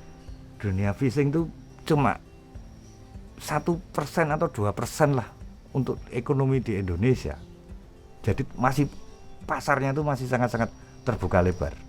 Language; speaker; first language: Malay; non-native, local second language; Javanese